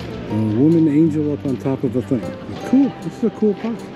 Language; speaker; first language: English; native; English